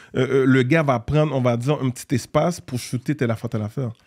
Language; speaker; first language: French; native; French